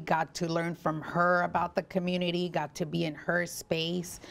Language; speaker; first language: English; early bilingual, other home language; Spanish